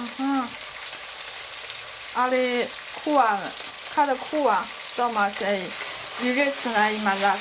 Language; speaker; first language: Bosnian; non-native, learner; Chinese